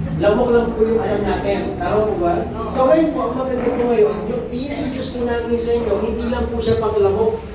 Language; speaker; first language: Filipino; native; Filipino